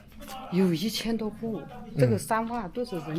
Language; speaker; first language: Chinese; native; Chinese